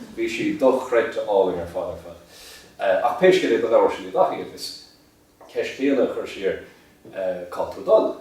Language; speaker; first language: Irish; native; Irish